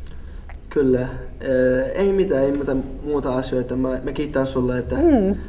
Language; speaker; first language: Finnish; non-native, learner; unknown